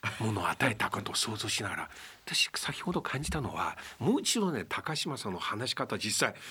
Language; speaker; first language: Japanese; non-native, fluent; Chinese